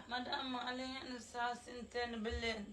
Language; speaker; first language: Arabic; non-native, learner; Amharic